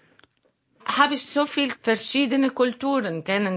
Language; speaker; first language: German; non-native, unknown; Arabic